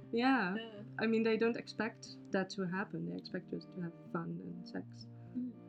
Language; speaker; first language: English; non-native, fluent; Dutch